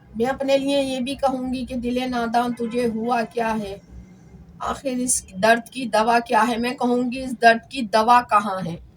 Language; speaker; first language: Urdu; native; Urdu